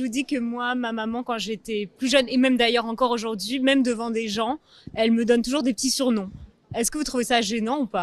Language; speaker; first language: French; native; French